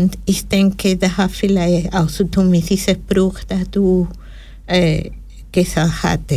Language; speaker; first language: German; non-native, learner; Spanish